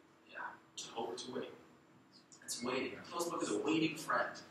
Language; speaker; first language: English; native; English